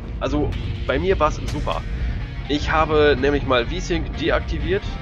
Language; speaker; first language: German; native; German